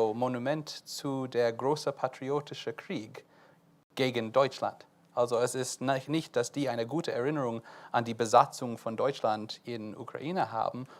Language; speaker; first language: German; non-native, fluent; English